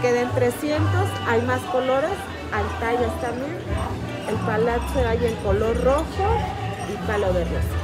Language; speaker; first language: Spanish; native; Spanish